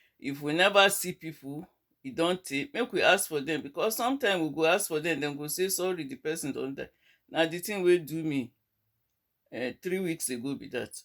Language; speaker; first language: Nigerian Pidgin; non-native, local second language; Yoruba